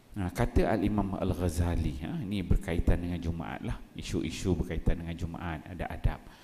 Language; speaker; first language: Malay; native; Malay